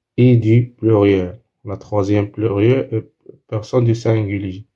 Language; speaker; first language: French; non-native, local second language; Arabic